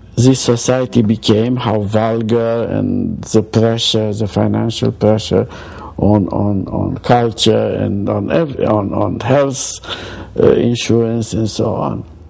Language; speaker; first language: English; non-native, fluent; Romanian